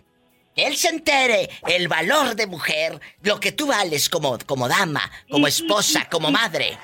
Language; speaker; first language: Spanish; native; Spanish